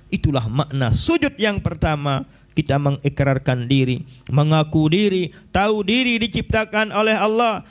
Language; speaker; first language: Malay; non-native, local second language; Sasak